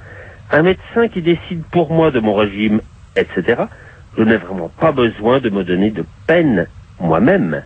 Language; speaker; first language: French; native; French